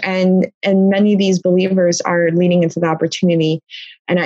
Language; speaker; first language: English; native; English